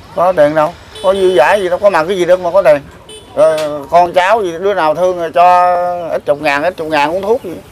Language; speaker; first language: Vietnamese; early bilingual, heritage; Vietnamese